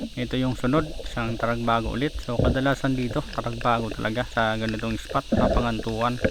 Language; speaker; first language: Filipino; non-native, local second language; Bikol